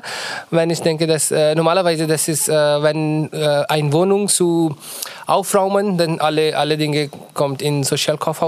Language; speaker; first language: German; non-native, learner; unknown